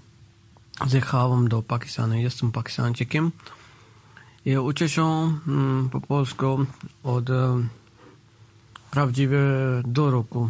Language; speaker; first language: Polish; non-native, learner; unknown